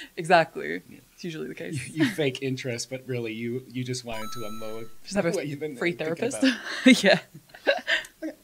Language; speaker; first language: English; native; English